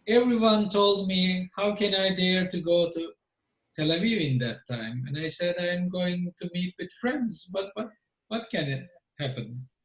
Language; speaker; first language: English; non-native, fluent; Turkish